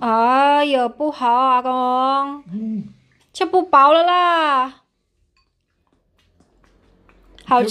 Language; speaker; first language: Chinese; non-native, learner; Javanese